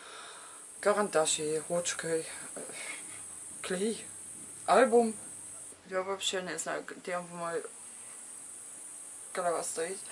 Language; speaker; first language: Russian; non-native, learner; German